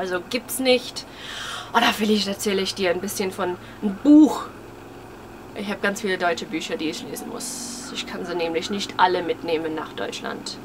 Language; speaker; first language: German; early bilingual, heritage; English